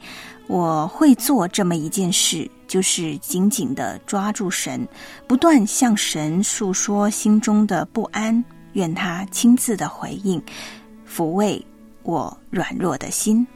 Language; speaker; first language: Chinese; native; Chinese